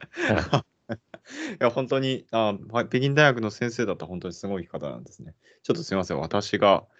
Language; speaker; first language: Japanese; native; Japanese